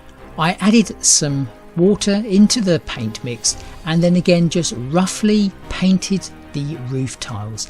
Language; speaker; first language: English; native; English